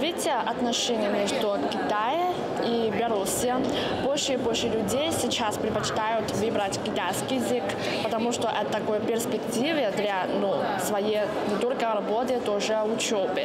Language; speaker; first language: Russian; non-native, fluent; Chinese